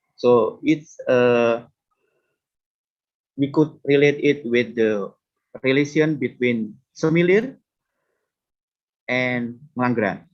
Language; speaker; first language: English; non-native, fluent; Indonesian